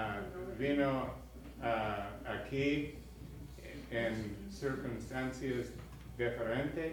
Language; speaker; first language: Spanish; non-native, learner; English